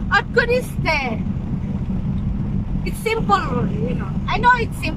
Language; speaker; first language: English; non-native, local second language; Filipino